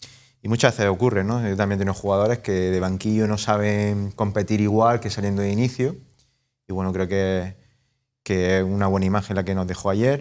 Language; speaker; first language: Spanish; native; Spanish